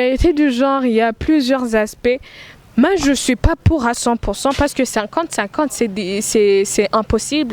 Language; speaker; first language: French; non-native, local second language; Rundi